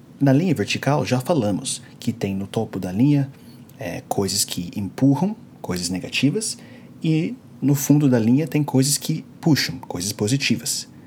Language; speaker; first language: Portuguese; non-native, fluent; English